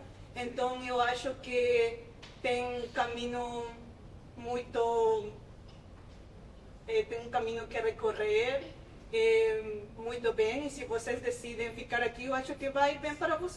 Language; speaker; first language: Portuguese; non-native, fluent; Spanish